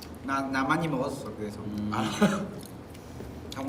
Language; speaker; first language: Korean; non-native, fluent; Vietnamese